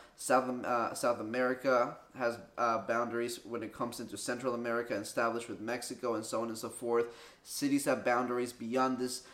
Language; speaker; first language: English; early bilingual, other home language; Spanish